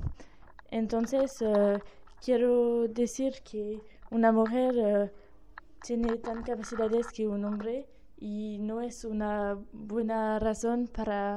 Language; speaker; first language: Spanish; non-native, learner; French